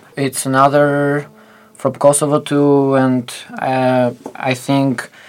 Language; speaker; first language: English; non-native, fluent; Albanian